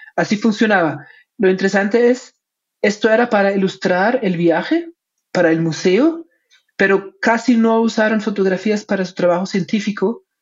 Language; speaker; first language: Spanish; non-native, fluent; German